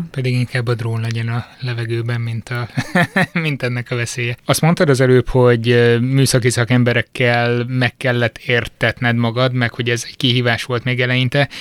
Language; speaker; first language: Hungarian; non-native, fluent; French